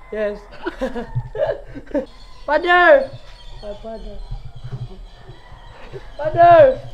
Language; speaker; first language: English; non-native, learner; Filipino